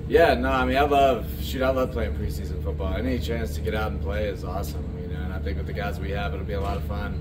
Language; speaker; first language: English; native; English